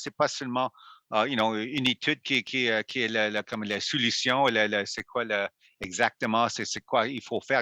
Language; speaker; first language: French; non-native, local second language; English